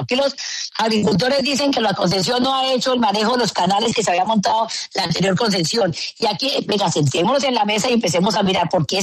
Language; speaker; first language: Spanish; native; Spanish